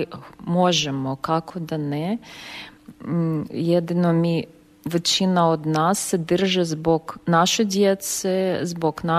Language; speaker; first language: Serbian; non-native, fluent; Ukrainian